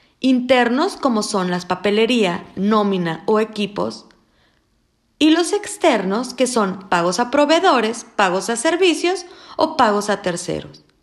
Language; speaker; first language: Spanish; native; Spanish